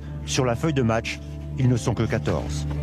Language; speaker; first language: French; native; French